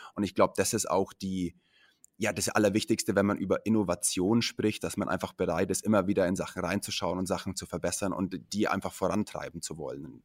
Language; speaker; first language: German; native; German